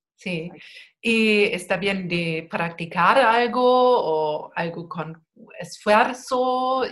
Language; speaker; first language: Spanish; non-native, learner; German